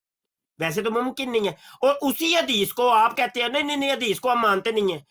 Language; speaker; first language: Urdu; non-native, local second language; Punjabi